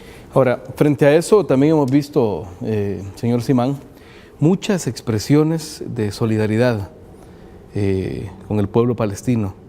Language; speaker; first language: Spanish; native; Spanish